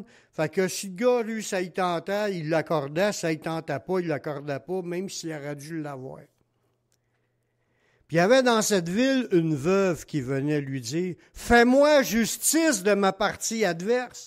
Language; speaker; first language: French; native; French